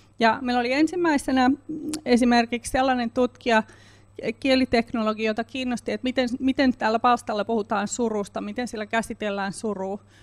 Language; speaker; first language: Finnish; native; Finnish